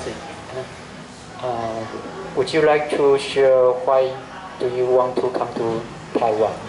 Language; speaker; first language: English; non-native, learner; Chinese